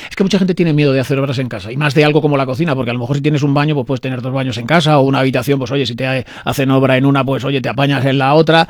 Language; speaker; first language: Spanish; native; Spanish